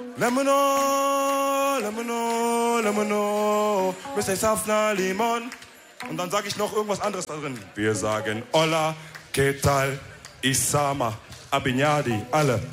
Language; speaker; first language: German; early bilingual, other home language; Wolof